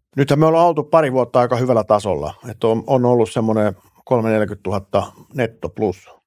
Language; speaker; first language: Finnish; native; Finnish